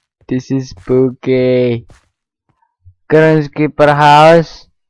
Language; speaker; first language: English; non-native, learner; Indonesian